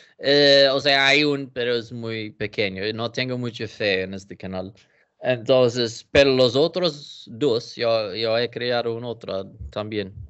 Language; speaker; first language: Spanish; non-native, learner; Swedish